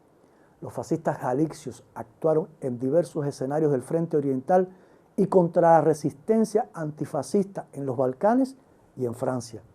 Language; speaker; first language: Spanish; native; Spanish